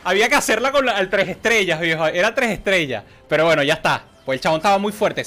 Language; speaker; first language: Spanish; native; Spanish